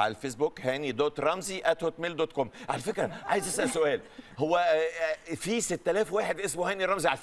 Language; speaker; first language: Arabic; native; Arabic